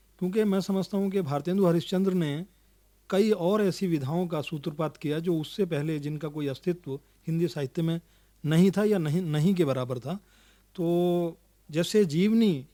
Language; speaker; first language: Hindi; native; Hindi